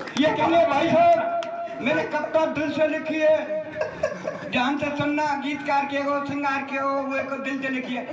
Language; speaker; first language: Hindi; native; Hindi